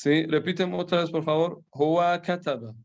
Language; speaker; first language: Spanish; non-native, fluent; Persian